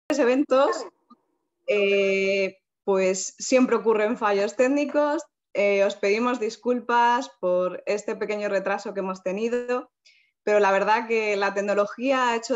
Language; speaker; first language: Spanish; native; Spanish